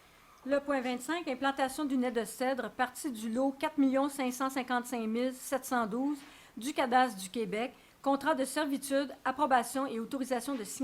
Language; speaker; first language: French; native; French